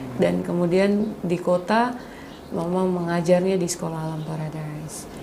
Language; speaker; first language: Indonesian; native; Indonesian